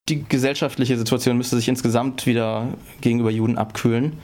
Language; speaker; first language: German; native; German